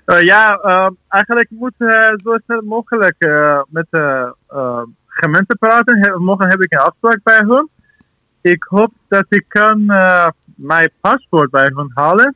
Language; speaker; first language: Dutch; non-native, learner; Persian